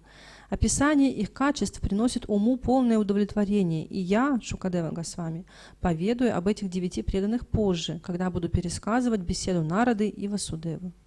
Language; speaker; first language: Russian; native; Russian